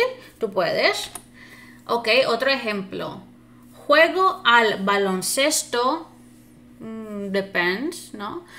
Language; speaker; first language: Spanish; non-native, fluent; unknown